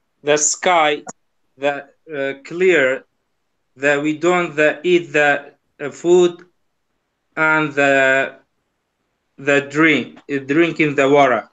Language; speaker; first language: English; non-native, learner; Kurdish